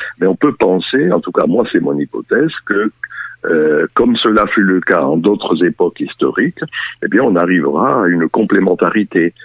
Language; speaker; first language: French; native; French